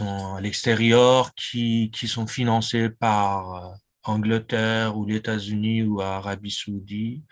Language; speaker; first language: French; non-native, fluent; Persian